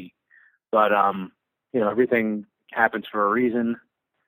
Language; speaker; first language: English; native; English